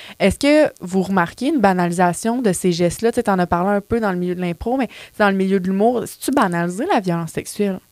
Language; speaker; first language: French; native; French